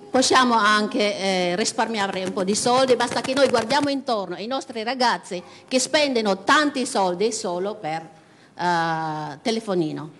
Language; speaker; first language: Italian; non-native, fluent; Ukrainian